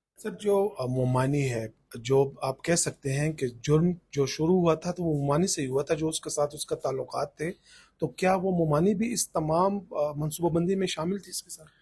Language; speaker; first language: Urdu; non-native, local second language; Pashto